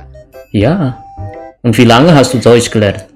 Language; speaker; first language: German; non-native, learner; Indonesian